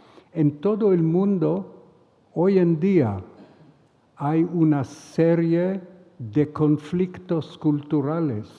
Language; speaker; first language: Spanish; non-native, fluent; Hebrew